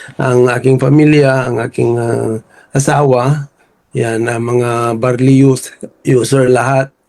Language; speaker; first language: Filipino; non-native, local second language; Iloko